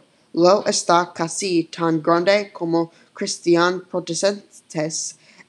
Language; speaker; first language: Spanish; non-native, learner; English